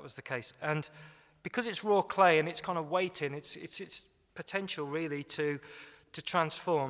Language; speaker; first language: English; native; English